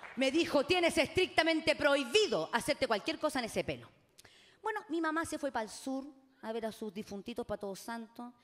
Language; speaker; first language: Spanish; native; Spanish